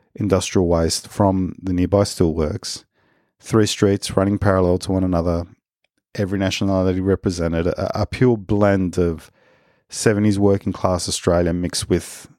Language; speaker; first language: English; early bilingual, other home language; Spanish